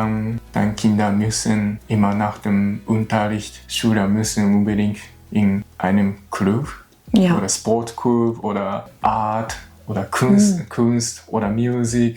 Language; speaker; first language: German; non-native, learner; Japanese